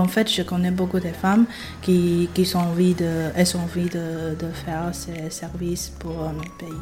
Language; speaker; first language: French; non-native, fluent; Chinese